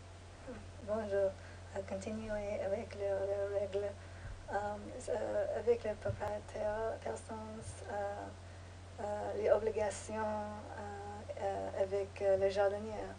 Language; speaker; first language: French; non-native, learner; English